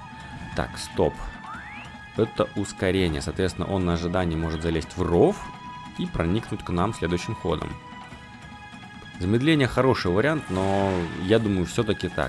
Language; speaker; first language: Russian; native; Russian